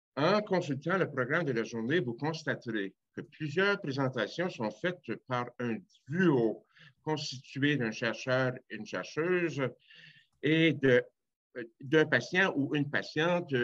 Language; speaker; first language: French; native; French